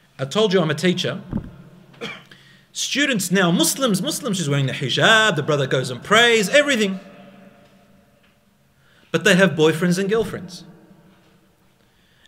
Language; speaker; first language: English; native; English